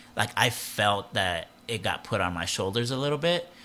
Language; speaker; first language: English; early bilingual, other home language; Spanish